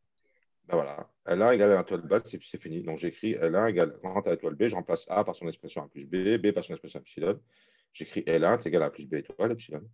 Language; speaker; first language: French; native; French